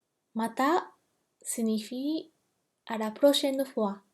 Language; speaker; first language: French; non-native, fluent; Japanese